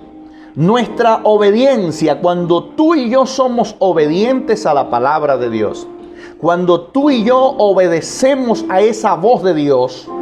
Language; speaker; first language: Spanish; native; Spanish